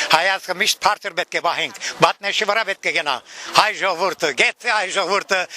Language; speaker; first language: Armenian; early bilingual, heritage; Armenian